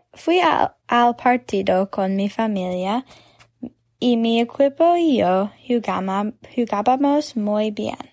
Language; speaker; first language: Spanish; non-native, learner; English